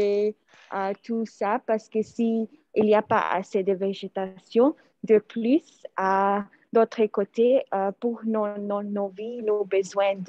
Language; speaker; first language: French; non-native, learner; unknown